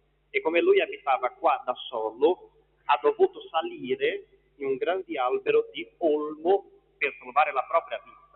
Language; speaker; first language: Italian; non-native, fluent; Portuguese